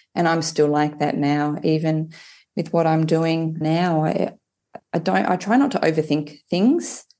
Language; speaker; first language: English; native; English